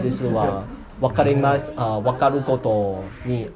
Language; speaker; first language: Japanese; non-native, learner; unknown